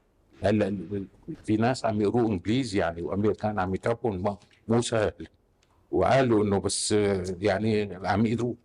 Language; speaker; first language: Arabic; native; Arabic